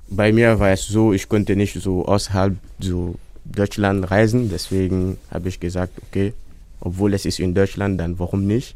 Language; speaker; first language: German; non-native, fluent; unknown